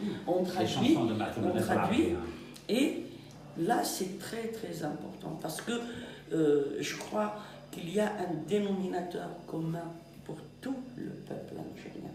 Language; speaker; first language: French; non-native, local second language; Kabyle